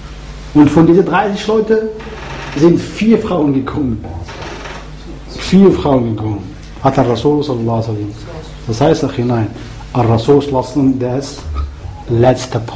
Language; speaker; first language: German; non-native, fluent; Arabic